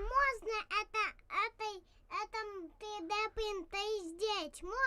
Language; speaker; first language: Russian; early bilingual, other home language; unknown